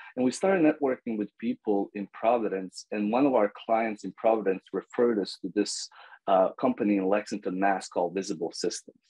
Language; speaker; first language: English; non-native, fluent; Bosnian